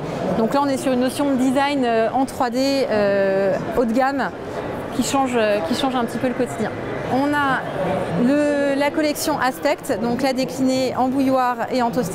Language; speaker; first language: French; native; French